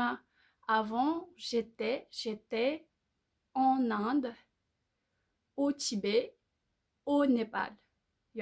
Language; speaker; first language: French; non-native, learner; Tibetan